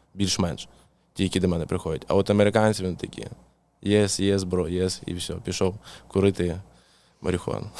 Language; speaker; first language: Ukrainian; non-native, local second language; Russian